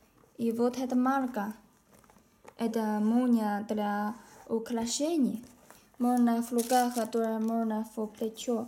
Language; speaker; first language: Russian; non-native, learner; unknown